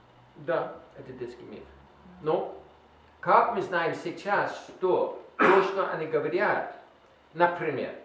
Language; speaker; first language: Russian; non-native, learner; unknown